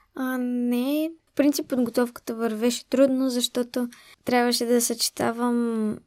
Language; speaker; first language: Bulgarian; early bilingual, other home language; Arabic